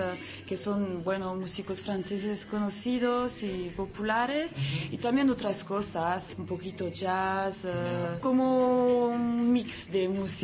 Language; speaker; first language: Spanish; early bilingual, heritage; French